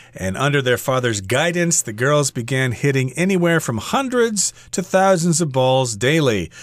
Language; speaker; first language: English; native; English